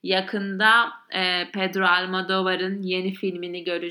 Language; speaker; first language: Turkish; non-native, learner; English